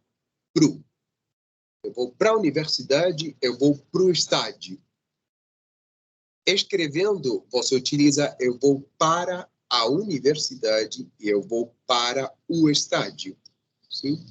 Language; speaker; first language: Portuguese; non-native, fluent; Spanish